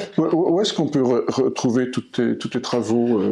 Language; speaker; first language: French; native; French